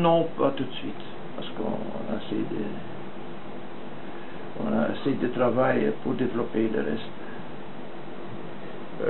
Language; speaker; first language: French; non-native, fluent; Dutch